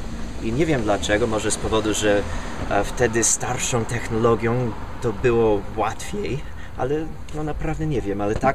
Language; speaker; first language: Polish; non-native, learner; English